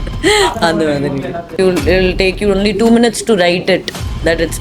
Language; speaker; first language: Tamil; non-native, fluent; Hindi